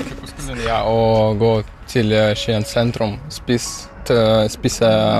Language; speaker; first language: Norwegian; non-native, learner; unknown